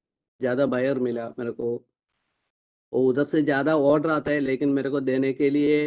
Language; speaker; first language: Hindi; non-native, local second language; Malayalam